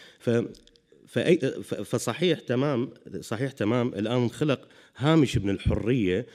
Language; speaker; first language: Arabic; native; Arabic